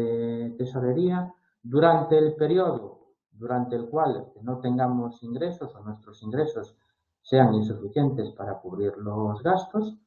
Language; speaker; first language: Spanish; native; Spanish